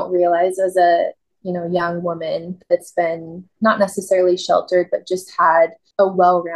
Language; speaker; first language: English; native; English